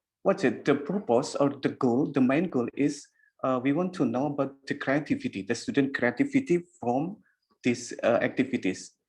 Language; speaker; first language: English; non-native, learner; Indonesian